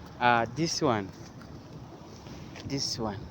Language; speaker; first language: English; non-native, learner; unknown